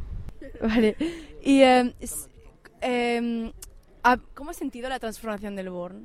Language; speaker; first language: Spanish; non-native, learner; French